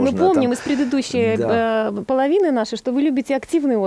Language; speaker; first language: Russian; native; Russian